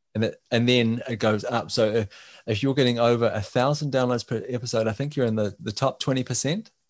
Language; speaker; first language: English; native; English